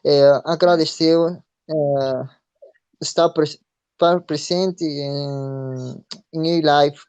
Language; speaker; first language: Portuguese; non-native, learner; Spanish